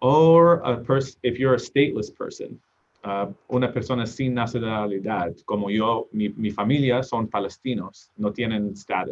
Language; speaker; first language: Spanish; non-native, learner; English